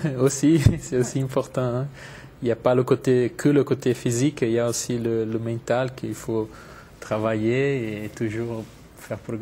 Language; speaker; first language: French; non-native, fluent; Portuguese